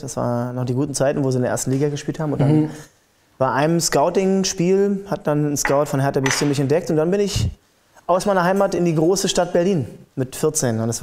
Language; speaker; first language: German; native; German